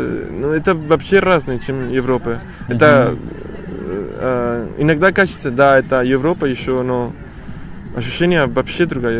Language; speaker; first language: Russian; non-native, learner; Spanish